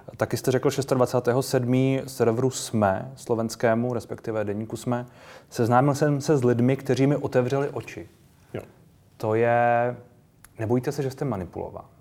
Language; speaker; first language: Czech; native; Czech